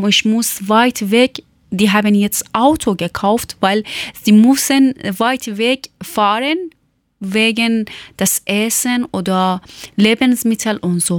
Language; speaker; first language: German; non-native, fluent; Persian